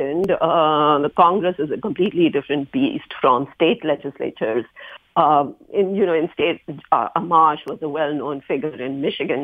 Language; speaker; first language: English; non-native, local second language; Hindi